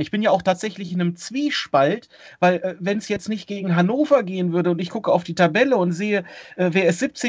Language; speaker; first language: German; native; German